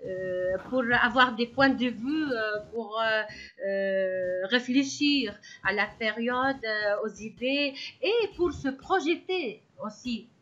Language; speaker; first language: French; non-native, local second language; Arabic